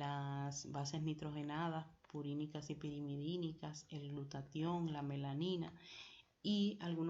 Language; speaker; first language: Spanish; native; Spanish